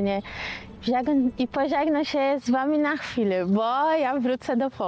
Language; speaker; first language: Polish; non-native, learner; Portuguese